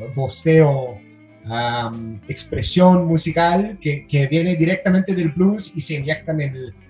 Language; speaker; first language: Spanish; non-native, fluent; English